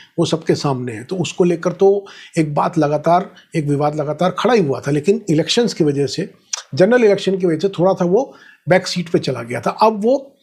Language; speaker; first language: Hindi; native; Hindi